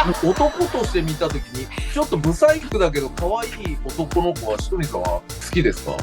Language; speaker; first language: Japanese; native; Japanese